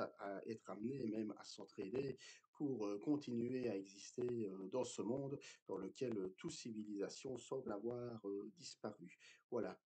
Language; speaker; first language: French; native; French